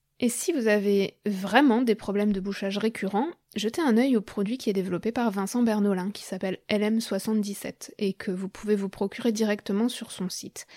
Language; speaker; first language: French; native; French